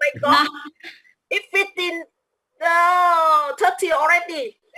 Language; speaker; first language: English; non-native, learner; Vietnamese